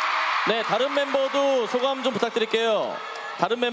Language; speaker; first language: Korean; native; Korean